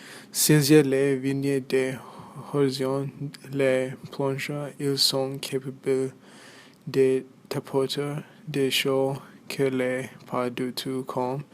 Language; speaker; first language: French; non-native, learner; English